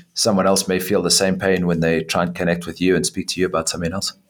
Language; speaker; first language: English; native; English